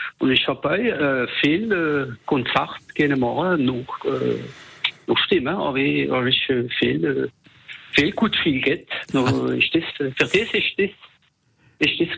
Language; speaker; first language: German; non-native, local second language; French